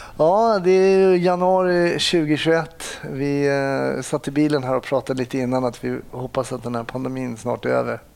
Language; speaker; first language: Swedish; native; Swedish